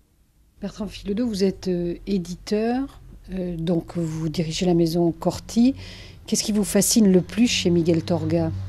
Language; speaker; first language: French; native; French